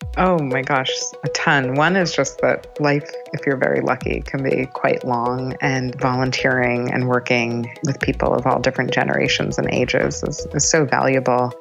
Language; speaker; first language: English; native; English